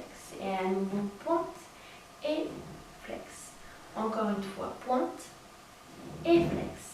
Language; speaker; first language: French; native; French